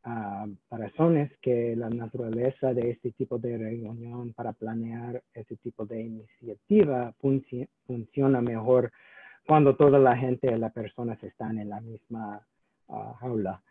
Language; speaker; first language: Spanish; non-native, learner; English